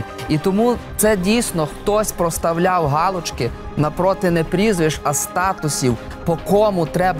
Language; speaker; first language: Ukrainian; native; Ukrainian